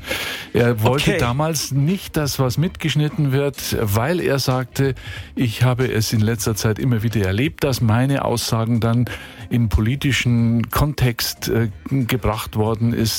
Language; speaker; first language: German; native; German